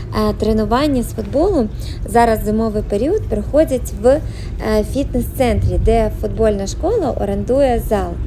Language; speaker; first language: Ukrainian; native; Ukrainian